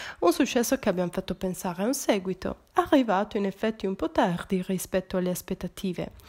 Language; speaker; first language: Italian; native; Italian